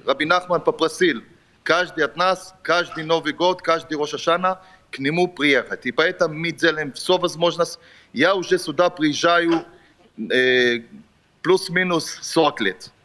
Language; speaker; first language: Russian; non-native, fluent; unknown